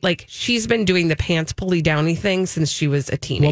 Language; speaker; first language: English; native; English